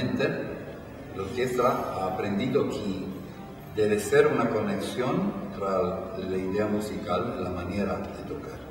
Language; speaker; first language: Spanish; non-native, fluent; Italian